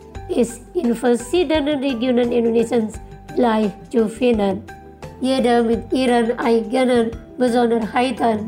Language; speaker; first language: German; non-native, learner; Indonesian